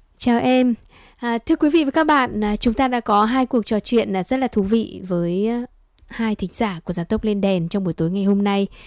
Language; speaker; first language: Vietnamese; native; Vietnamese